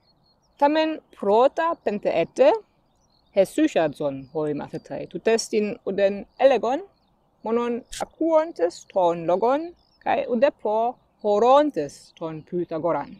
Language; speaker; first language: Greek; non-native, fluent; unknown